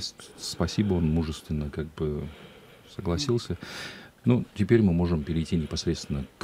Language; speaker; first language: Russian; native; Russian